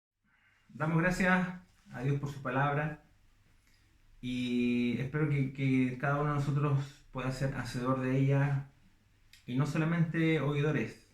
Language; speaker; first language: Spanish; native; Spanish